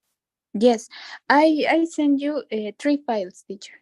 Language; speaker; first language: English; non-native, learner; Spanish